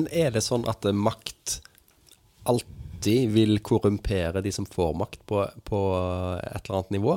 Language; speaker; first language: Norwegian; native; Norwegian